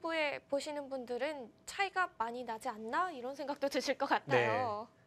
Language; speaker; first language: Korean; native; Korean